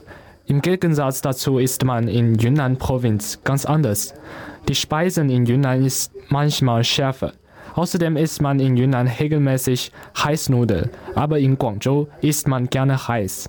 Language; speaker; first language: German; non-native, learner; Chinese